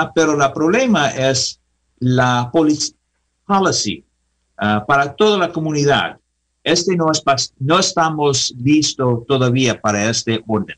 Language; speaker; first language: Spanish; non-native, learner; English